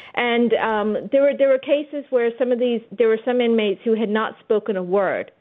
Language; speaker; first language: English; early bilingual, other home language; Urdu